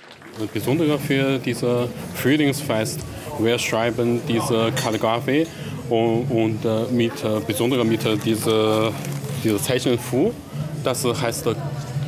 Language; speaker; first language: German; non-native, learner; Chinese